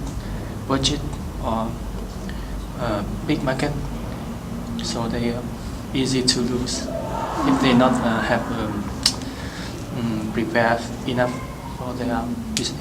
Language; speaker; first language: English; non-native, learner; Vietnamese